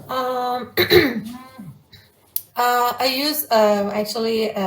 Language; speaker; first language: English; non-native, learner; Persian